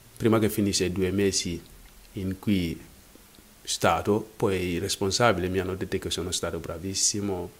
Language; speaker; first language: Italian; non-native, fluent; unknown